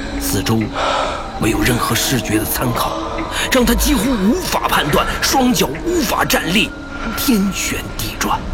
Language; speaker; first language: Chinese; native; Chinese